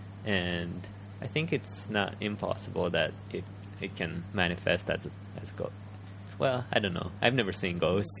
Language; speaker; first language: English; early bilingual, other home language; Japanese